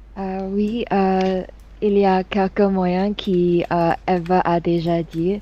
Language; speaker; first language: French; non-native, learner; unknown